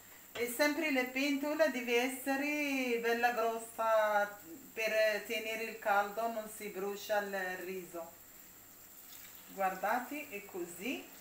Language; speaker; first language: Italian; non-native, learner; Arabic